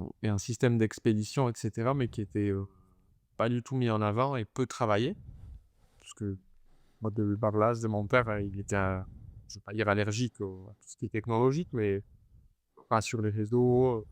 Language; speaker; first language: French; native; French